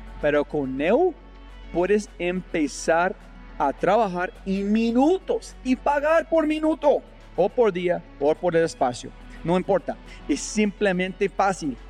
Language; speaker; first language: Spanish; non-native, fluent; English